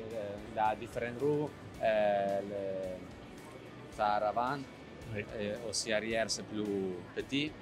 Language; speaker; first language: French; non-native, learner; Italian